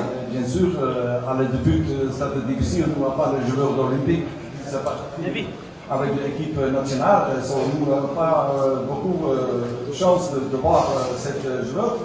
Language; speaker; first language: French; non-native, learner; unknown